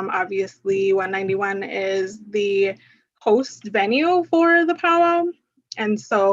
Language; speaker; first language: English; early bilingual, other home language; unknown